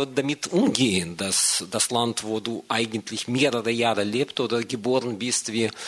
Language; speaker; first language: German; non-native, fluent; Russian